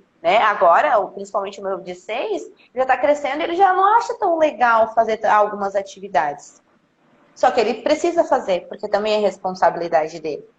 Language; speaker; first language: Portuguese; native; Portuguese